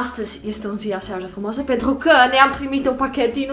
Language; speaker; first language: Romanian; non-native, learner; Dutch